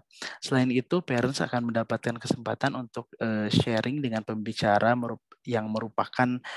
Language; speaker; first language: Malay; native; Malay